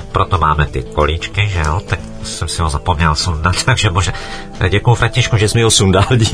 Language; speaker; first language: Czech; native; Czech